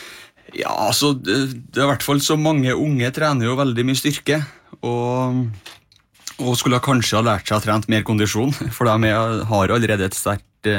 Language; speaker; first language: Norwegian; native; Norwegian